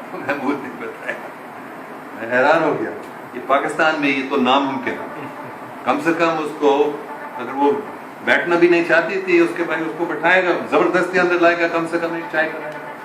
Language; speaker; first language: Hindi; non-native, local second language; English